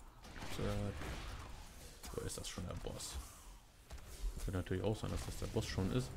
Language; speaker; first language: German; native; German